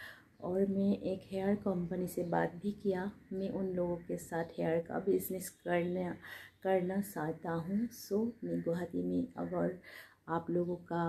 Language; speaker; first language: Hindi; non-native, local second language; Assamese